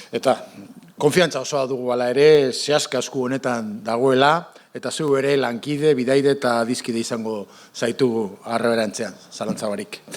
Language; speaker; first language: Basque; native; Basque